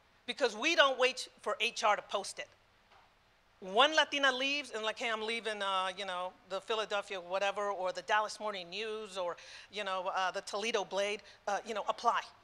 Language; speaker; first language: English; early bilingual, other home language; Spanish